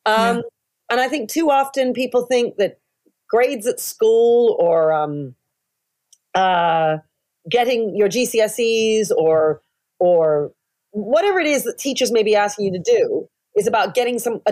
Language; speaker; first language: English; native; English